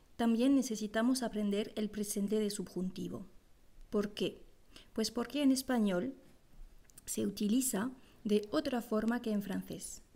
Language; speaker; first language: Spanish; non-native, fluent; French